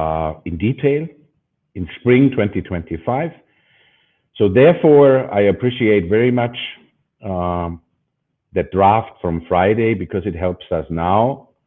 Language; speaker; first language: English; non-native, fluent; German